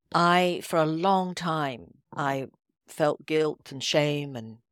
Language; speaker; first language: English; native; English